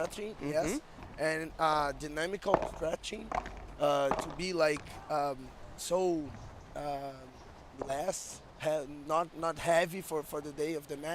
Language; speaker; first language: English; non-native, fluent; Portuguese